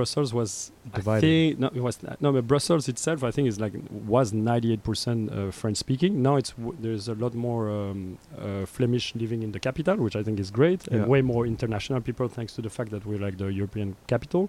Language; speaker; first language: English; non-native, fluent; French